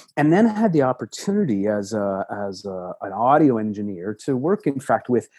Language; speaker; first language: English; native; English